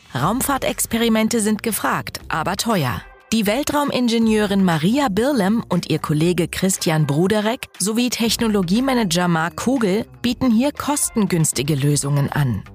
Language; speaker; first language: German; native; German